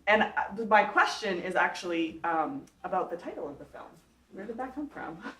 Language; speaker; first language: English; native; English